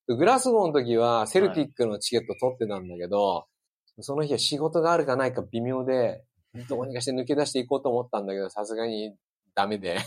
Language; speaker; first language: Japanese; native; Japanese